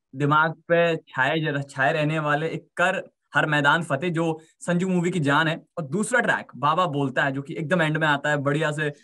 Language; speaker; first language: Hindi; native; Hindi